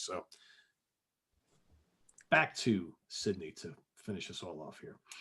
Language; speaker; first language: English; native; English